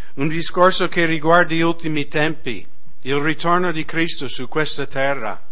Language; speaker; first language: Italian; non-native, fluent; English